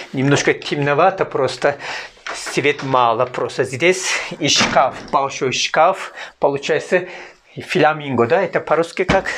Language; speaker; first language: Russian; non-native, learner; Turkish